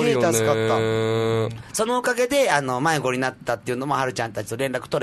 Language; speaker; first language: Japanese; native; Japanese